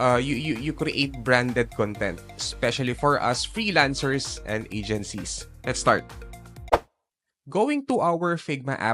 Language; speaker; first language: English; non-native, local second language; Filipino